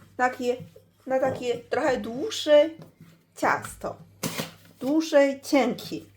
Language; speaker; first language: Polish; non-native, learner; Chinese